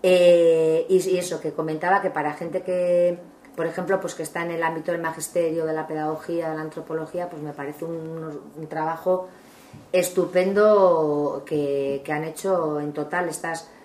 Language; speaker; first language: Spanish; non-native, local second language; Basque